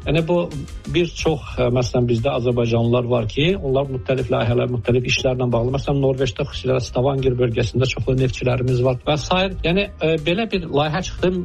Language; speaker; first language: Azerbaijani; native; Azerbaijani